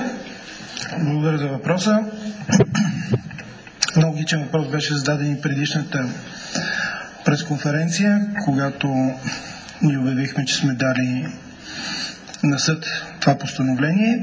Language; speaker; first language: Bulgarian; native; Bulgarian